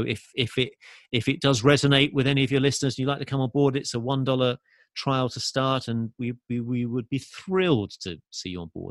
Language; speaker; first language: English; native; English